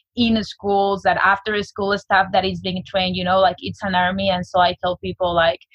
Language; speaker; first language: English; non-native, fluent; Spanish